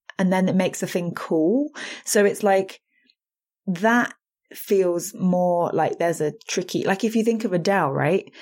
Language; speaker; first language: English; native; English